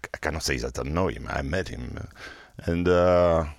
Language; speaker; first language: English; non-native, fluent; French